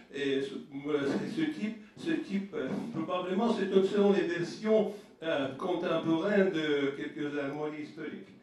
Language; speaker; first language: French; non-native, learner; Russian